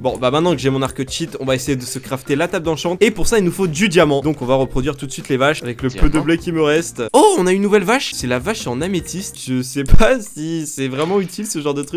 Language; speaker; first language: French; native; French